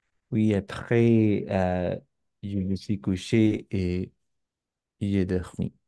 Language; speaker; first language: French; non-native, learner; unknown